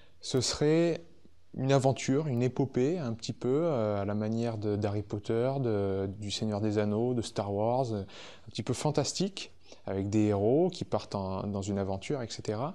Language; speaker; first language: French; native; French